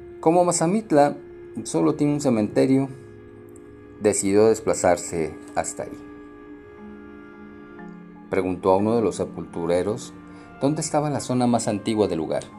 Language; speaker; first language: Spanish; native; Spanish